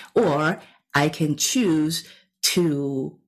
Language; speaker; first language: English; non-native, fluent; Chinese